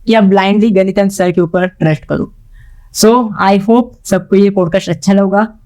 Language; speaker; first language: Hindi; non-native, local second language; Marathi